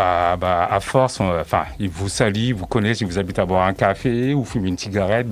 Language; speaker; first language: French; native; French